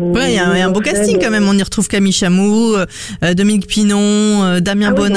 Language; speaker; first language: French; native; French